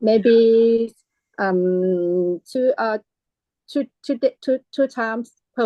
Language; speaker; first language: English; non-native, learner; Thai